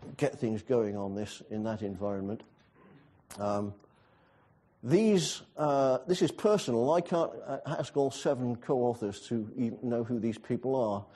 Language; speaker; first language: English; native; English